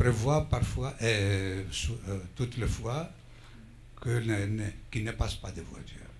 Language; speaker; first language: French; non-native, fluent; Greek